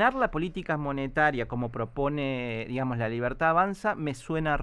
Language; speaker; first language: Spanish; native; Spanish